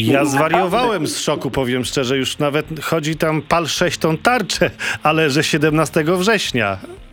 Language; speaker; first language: Polish; native; Polish